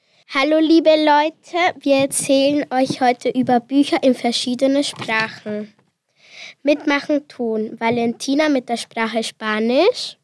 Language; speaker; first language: German; early bilingual, other home language; Spanish